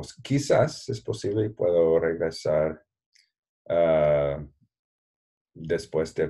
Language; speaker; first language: Spanish; non-native, learner; English